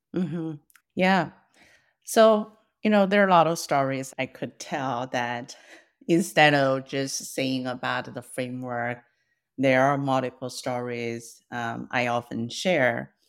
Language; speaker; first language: English; non-native, fluent; Chinese